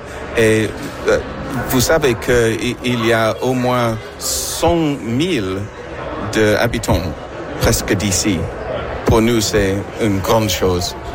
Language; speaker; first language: French; non-native, fluent; English